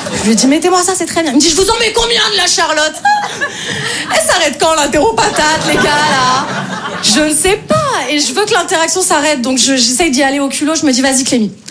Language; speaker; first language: French; native; French